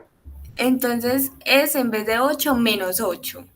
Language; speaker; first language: Spanish; native; Spanish